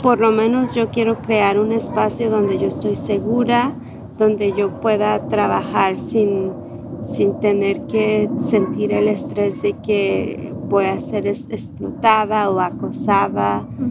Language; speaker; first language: Spanish; native; Spanish